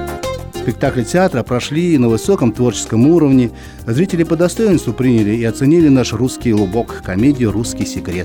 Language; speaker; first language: Russian; native; Russian